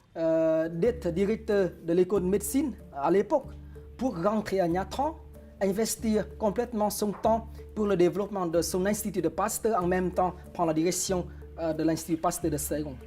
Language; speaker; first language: French; non-native, fluent; Vietnamese